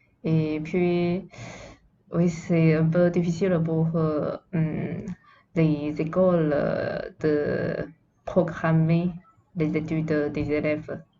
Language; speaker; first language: French; non-native, fluent; Chinese